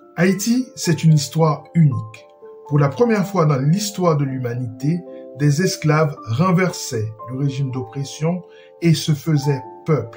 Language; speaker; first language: French; non-native, local second language; Haitian Creole